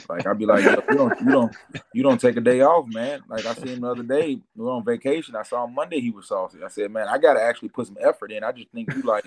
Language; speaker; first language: English; native; English